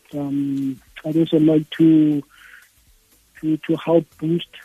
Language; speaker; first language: English; non-native, local second language; Xhosa